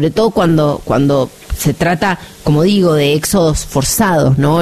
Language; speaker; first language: Spanish; native; Spanish